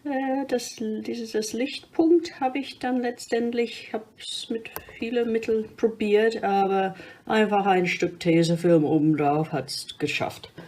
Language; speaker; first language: German; non-native, fluent; English